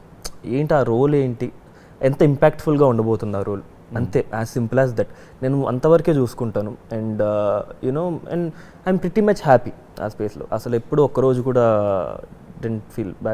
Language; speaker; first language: Telugu; native; Telugu